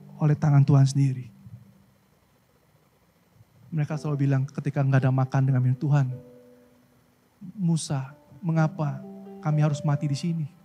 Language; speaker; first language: Indonesian; native; Indonesian